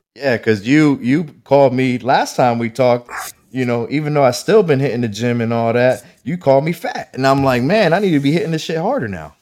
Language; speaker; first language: English; early bilingual, other home language; Spanish